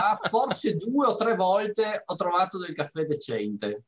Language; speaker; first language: Italian; native; Italian